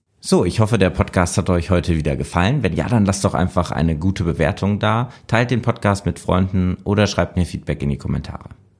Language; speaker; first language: German; native; German